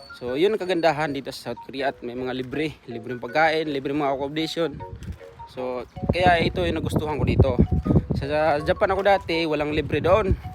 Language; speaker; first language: Filipino; native; Filipino